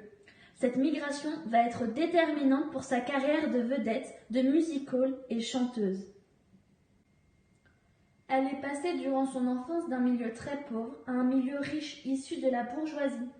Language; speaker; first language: French; native; French